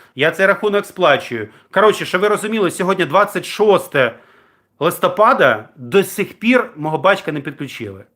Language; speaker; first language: Ukrainian; non-native, local second language; Russian